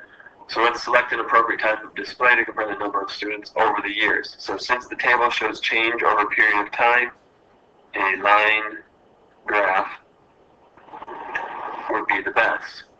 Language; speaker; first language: English; native; English